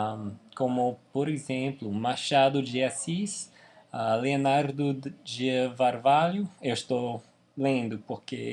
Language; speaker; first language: Portuguese; non-native, fluent; English